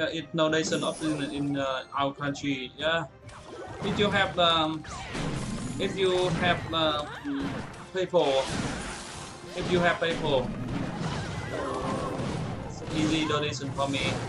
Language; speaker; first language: English; non-native, learner; Vietnamese